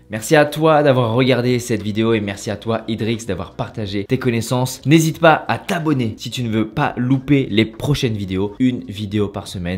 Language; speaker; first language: French; native; French